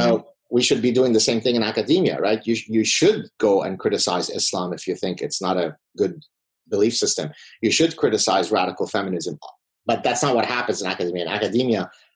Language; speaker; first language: English; non-native, fluent; Arabic